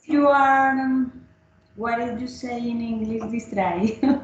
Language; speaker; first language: English; non-native, learner; Spanish